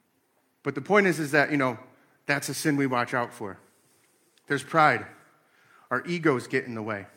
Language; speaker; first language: English; native; English